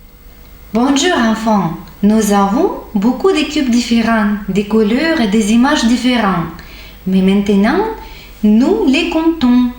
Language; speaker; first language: French; non-native, fluent; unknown